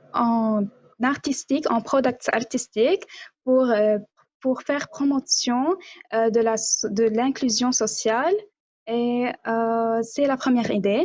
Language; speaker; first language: French; non-native, local second language; Arabic